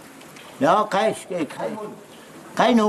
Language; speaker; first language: German; non-native, learner; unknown